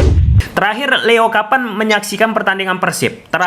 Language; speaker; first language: Indonesian; native; Indonesian